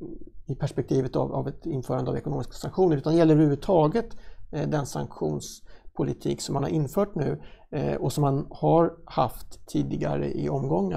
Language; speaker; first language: Swedish; native; Swedish